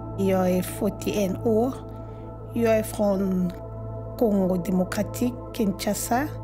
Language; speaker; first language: Swedish; non-native, fluent; Lingala